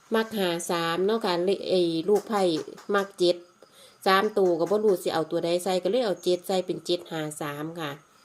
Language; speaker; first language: Thai; native; Thai